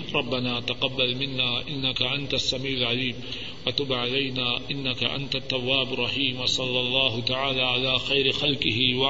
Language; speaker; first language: Urdu; non-native, local second language; Punjabi